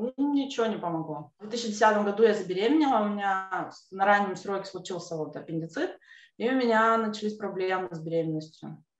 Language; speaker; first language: Russian; native; Russian